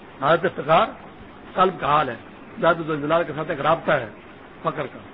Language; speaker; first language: Urdu; non-native, local second language; Pashto